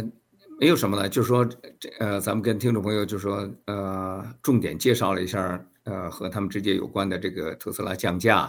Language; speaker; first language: Chinese; native; Chinese